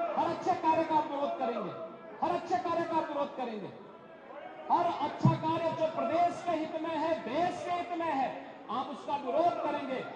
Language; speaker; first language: Hindi; native; Hindi